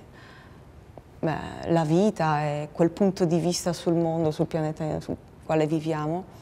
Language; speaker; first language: Italian; non-native, fluent; Polish